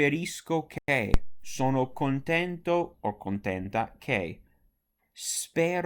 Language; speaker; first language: Italian; non-native, fluent; English